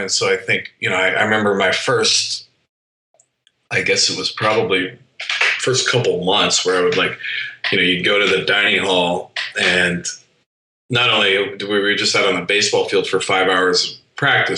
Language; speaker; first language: English; native; English